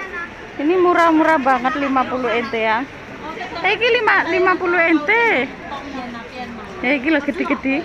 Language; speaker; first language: Indonesian; non-native, local second language; Javanese